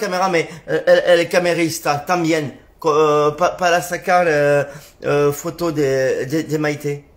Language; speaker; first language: Spanish; non-native, learner; French